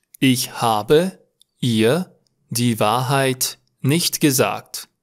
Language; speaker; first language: German; non-native, learner; Romanian